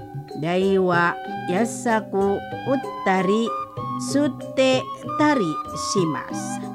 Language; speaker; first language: Japanese; non-native, fluent; Indonesian